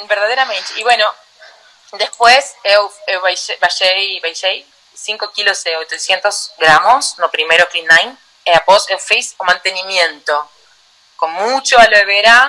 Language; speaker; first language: Portuguese; non-native, learner; Spanish